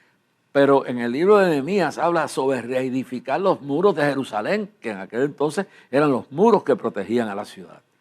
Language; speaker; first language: Spanish; native; Spanish